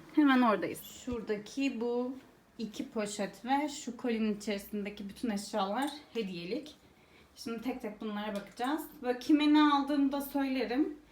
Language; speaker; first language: Turkish; early bilingual, heritage; Turkish